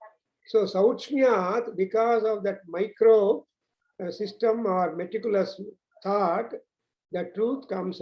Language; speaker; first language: English; non-native, local second language; Telugu